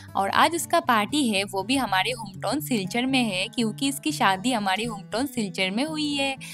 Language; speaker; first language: Hindi; non-native, local second language; Bangla